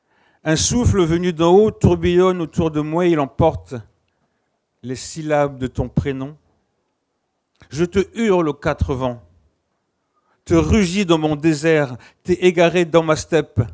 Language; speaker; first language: French; native; French